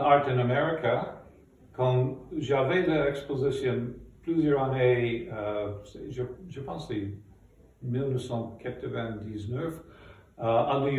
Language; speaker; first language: French; non-native, fluent; English